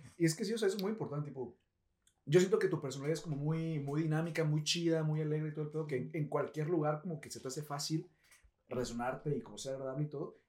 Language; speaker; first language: Spanish; native; Spanish